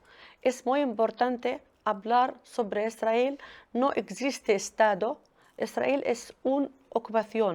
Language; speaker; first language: Spanish; non-native, learner; Arabic